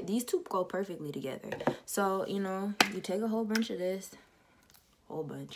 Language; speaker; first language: English; native; English